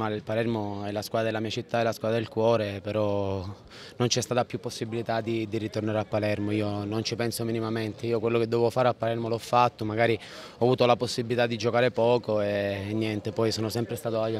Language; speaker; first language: Italian; native; Italian